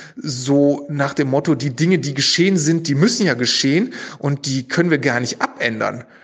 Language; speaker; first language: German; native; German